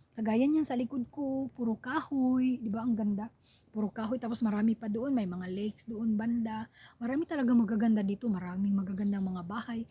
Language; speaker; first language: Filipino; non-native, local second language; Cebuano